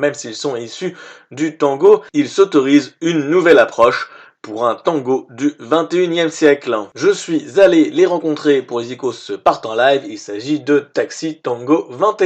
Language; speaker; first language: French; native; French